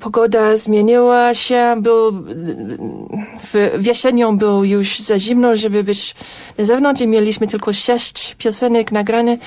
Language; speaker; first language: Polish; non-native, fluent; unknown